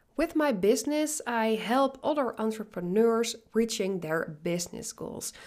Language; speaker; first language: English; non-native, fluent; Dutch